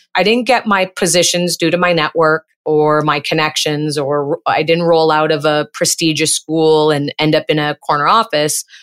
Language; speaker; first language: English; native; English